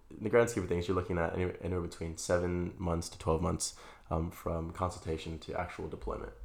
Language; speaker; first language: English; native; English